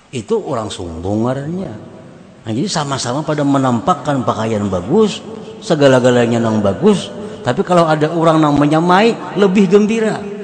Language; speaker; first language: Indonesian; non-native, local second language; Banjar